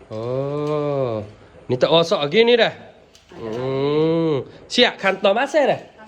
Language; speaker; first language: Malay; native; Malay